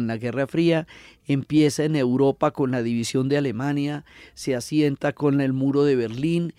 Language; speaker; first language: Spanish; native; Spanish